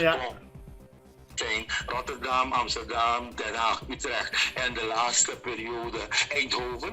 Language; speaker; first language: Dutch; non-native, local second language; Papiamento